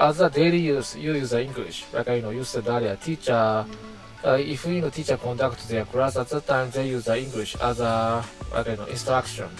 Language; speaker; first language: English; non-native, learner; Japanese